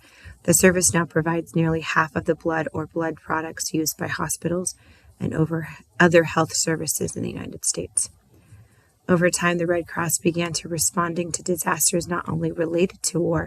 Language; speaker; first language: English; native; English